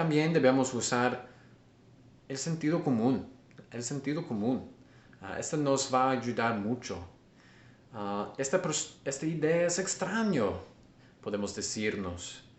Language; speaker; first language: Spanish; non-native, learner; English